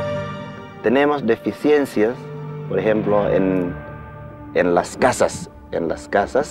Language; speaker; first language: Spanish; non-native, fluent; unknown